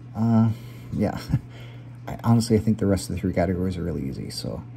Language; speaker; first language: English; native; English